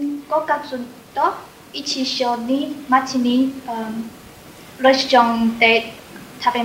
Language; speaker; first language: Japanese; non-native, learner; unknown